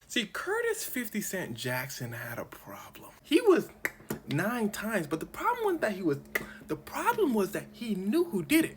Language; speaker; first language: English; native; English